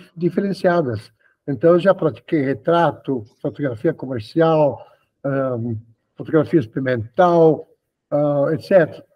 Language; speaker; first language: Portuguese; early bilingual, other home language; Spanish